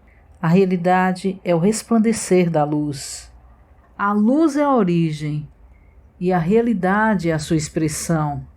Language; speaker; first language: Portuguese; native; Portuguese